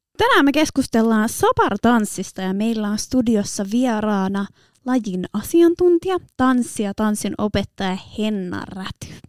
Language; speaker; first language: Finnish; native; Finnish